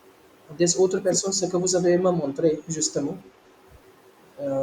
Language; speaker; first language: French; non-native, learner; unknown